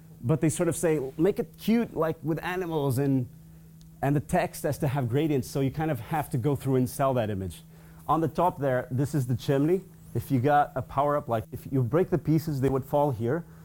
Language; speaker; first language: English; non-native, fluent; Portuguese